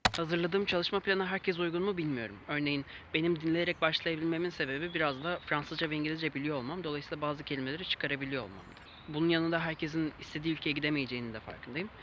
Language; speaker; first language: Turkish; native; Turkish